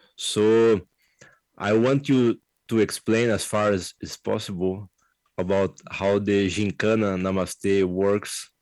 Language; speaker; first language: English; non-native, fluent; Portuguese